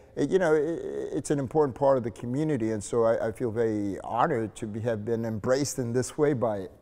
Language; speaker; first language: English; native; English